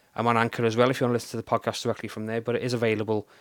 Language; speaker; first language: English; native; English